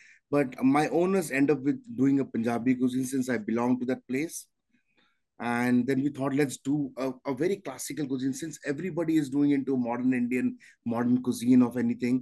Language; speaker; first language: English; non-native, local second language; Punjabi